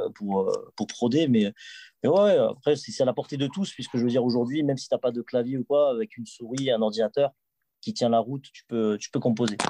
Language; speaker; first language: French; native; French